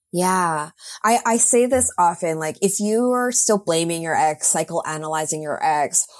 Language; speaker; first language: English; native; English